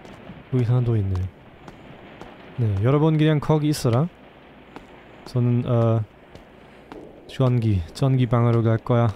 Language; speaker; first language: Korean; non-native, fluent; German